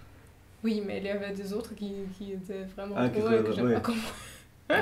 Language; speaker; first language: French; non-native, fluent; German